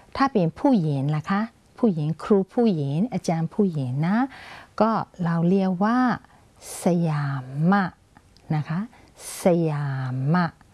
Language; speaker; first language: Thai; non-native, fluent; Burmese